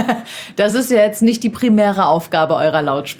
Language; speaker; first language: German; native; German